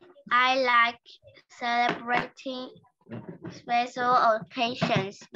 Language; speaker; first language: English; non-native, learner; Vietnamese